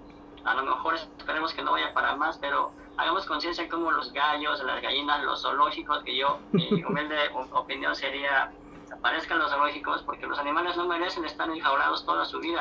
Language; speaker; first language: Spanish; native; Spanish